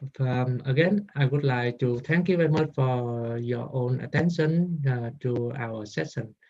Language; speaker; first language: English; non-native, learner; Vietnamese